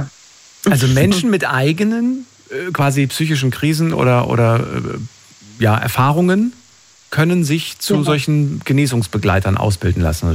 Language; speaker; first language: German; native; German